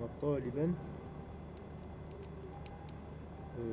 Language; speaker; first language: Arabic; non-native, learner; French